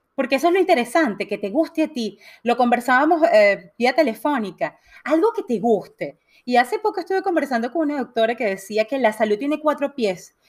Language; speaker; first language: Spanish; native; Spanish